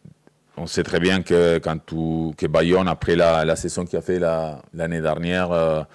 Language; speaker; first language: French; native; French